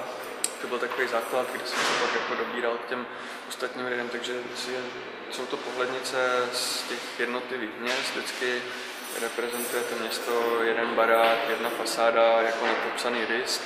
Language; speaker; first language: Czech; native; Czech